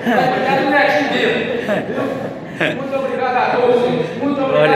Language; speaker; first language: Portuguese; native; Portuguese